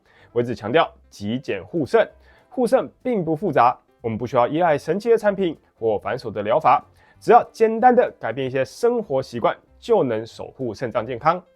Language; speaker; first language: Chinese; native; Chinese